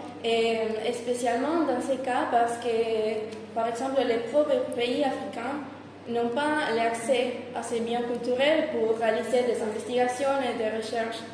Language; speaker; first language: French; non-native, fluent; Spanish